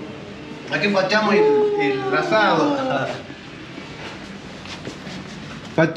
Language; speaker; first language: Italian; non-native, learner; Spanish